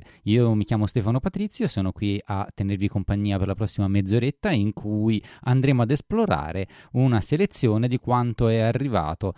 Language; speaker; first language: Italian; native; Italian